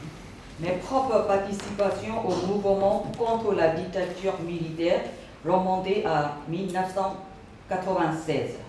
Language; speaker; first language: French; non-native, learner; Burmese